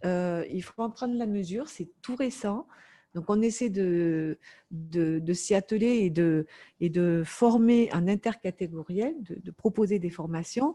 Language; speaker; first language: French; native; French